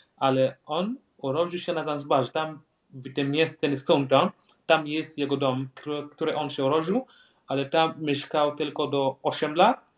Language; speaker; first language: Polish; non-native, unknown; Swahili